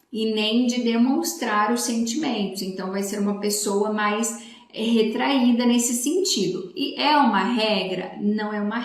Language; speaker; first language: Portuguese; native; Portuguese